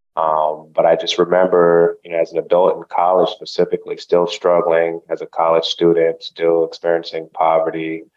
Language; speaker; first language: English; early bilingual, other home language; Haitian Creole